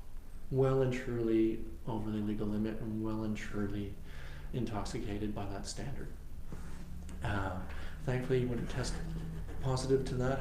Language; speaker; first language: English; native; English